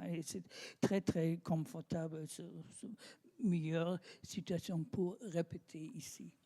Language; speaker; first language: French; non-native, learner; German